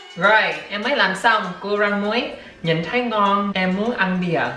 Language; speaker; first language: Vietnamese; early bilingual, heritage; Vietnamese